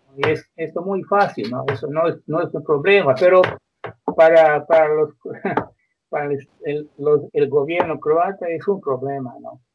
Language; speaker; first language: Spanish; non-native, fluent; Croatian